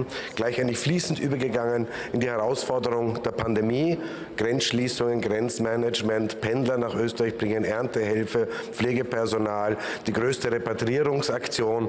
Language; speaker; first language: German; native; German